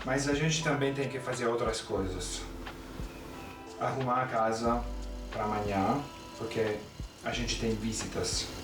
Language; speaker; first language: Portuguese; non-native, fluent; Italian